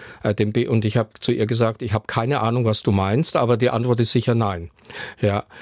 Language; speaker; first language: German; native; German